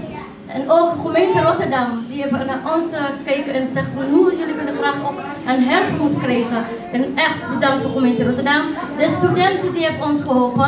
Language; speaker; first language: Dutch; non-native, learner; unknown